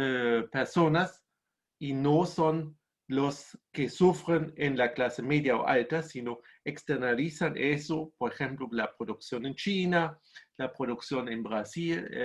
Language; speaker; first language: Spanish; non-native, fluent; German